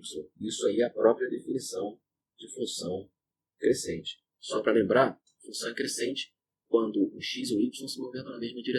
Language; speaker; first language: Portuguese; native; Portuguese